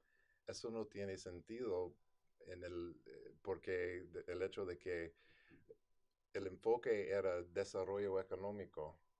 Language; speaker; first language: Spanish; non-native, fluent; English